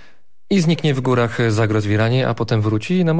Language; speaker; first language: Polish; native; Polish